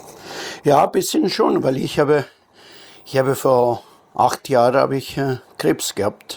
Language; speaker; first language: German; non-native, fluent; Italian